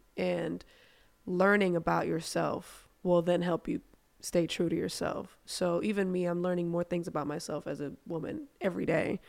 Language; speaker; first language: English; non-native, fluent; German